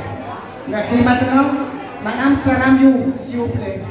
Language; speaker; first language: French; non-native, fluent; Khmer